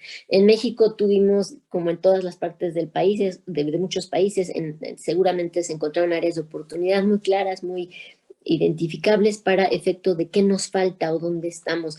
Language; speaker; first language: Spanish; native; Spanish